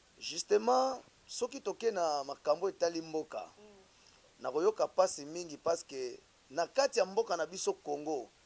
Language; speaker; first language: Lingala; non-native, local second language; Kongo